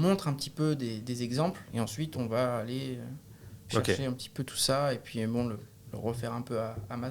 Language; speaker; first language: French; native; French